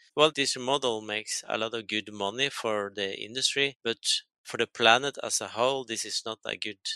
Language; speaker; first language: English; non-native, fluent; Norwegian